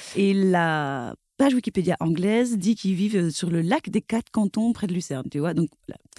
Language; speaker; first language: French; native; French